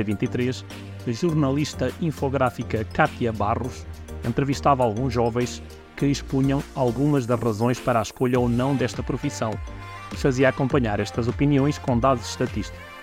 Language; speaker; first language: Portuguese; native; Portuguese